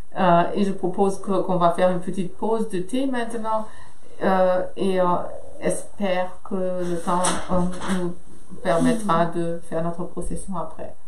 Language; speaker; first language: French; non-native, fluent; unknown